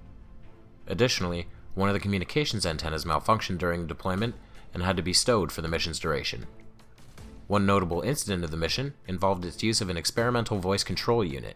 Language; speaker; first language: English; native; English